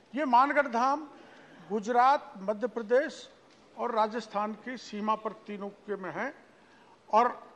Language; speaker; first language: Hindi; native; Hindi